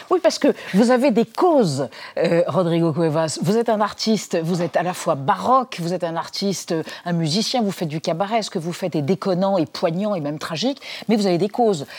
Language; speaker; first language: French; native; French